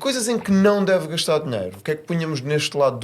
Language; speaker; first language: Portuguese; native; Portuguese